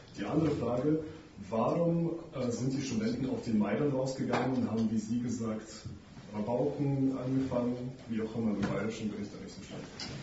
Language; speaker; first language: German; non-native, fluent; Russian